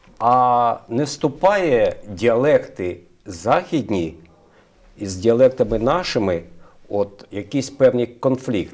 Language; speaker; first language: Ukrainian; native; Ukrainian